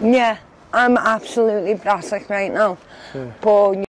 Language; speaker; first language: English; native; English